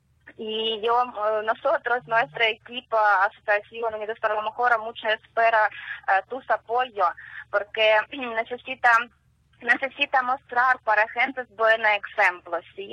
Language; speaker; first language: Spanish; non-native, learner; Ukrainian